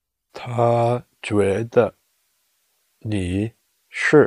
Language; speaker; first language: Chinese; non-native, learner; English